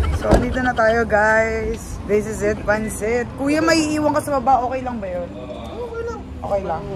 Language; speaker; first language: Filipino; native; Filipino